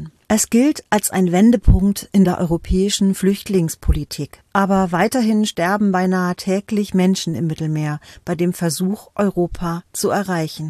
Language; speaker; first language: German; native; German